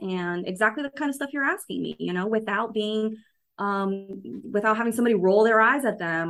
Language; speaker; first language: English; native; English